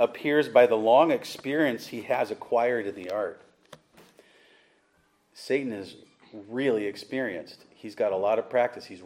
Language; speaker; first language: English; native; English